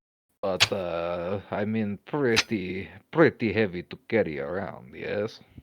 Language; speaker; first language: English; native; English